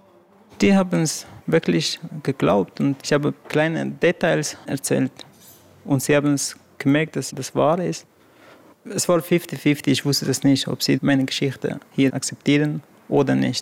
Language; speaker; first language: German; non-native, fluent; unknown